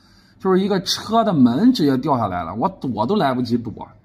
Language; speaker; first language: Chinese; native; Chinese